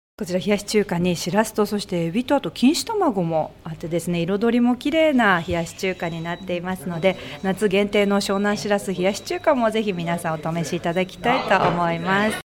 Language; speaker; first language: Japanese; native; Japanese